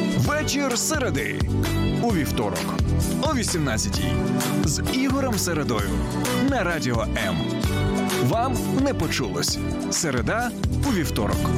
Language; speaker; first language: Ukrainian; native; Ukrainian